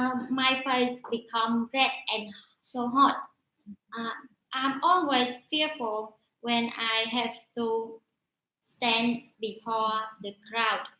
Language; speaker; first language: English; non-native, learner; Vietnamese